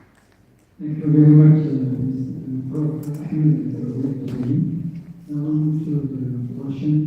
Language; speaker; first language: English; non-native, fluent; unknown